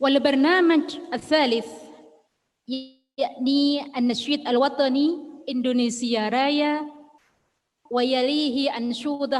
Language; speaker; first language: Arabic; non-native, fluent; Indonesian